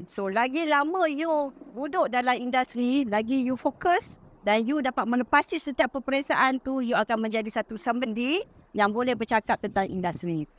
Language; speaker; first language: Malay; native; Malay